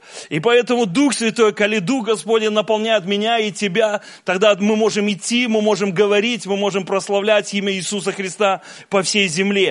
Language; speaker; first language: Russian; native; Russian